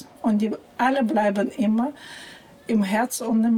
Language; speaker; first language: German; non-native, fluent; Russian